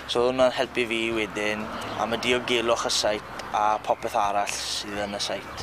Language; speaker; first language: Welsh; native; Welsh